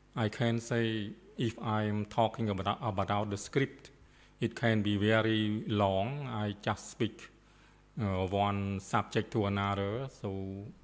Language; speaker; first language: English; non-native, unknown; Khmer